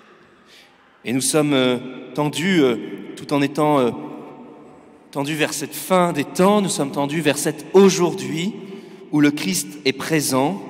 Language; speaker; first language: French; native; French